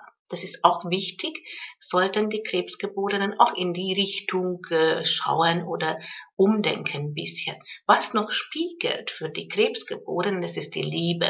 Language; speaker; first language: German; non-native, fluent; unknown